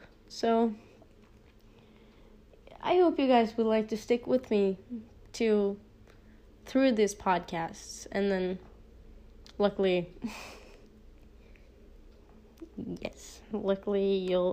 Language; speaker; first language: English; non-native, fluent; Norwegian